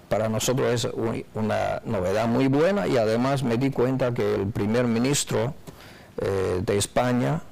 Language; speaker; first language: Spanish; non-native, fluent; Chinese